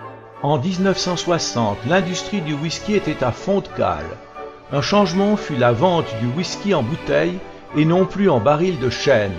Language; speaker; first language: French; native; French